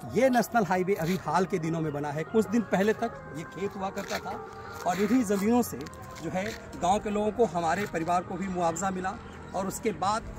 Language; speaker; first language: Hindi; native; Hindi